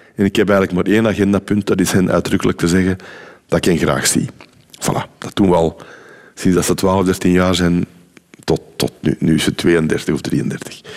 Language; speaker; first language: Dutch; native; Dutch